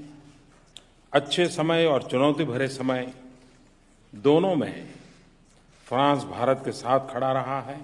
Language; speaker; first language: Hindi; non-native, local second language; Gujarati